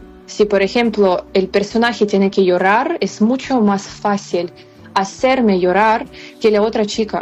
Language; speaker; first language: Spanish; non-native, fluent; Ukrainian